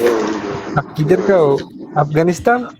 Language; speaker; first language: Hindi; non-native, learner; Bangla